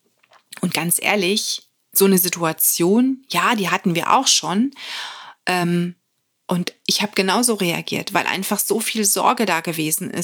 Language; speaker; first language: German; native; German